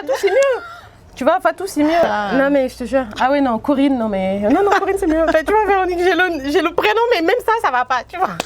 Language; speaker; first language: French; native; French